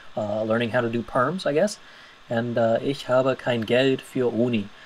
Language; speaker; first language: German; non-native, fluent; English